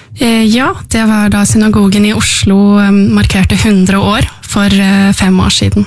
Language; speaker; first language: Norwegian; native; Norwegian